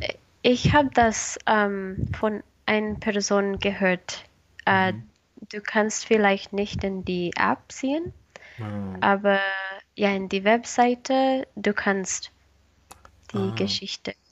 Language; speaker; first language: German; non-native, learner; Spanish